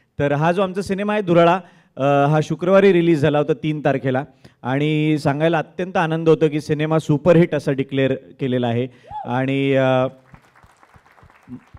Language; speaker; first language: Marathi; native; Marathi